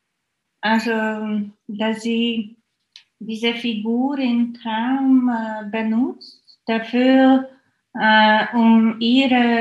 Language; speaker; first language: German; non-native, fluent; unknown